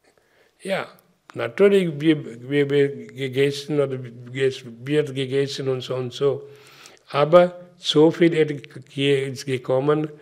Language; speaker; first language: German; non-native, learner; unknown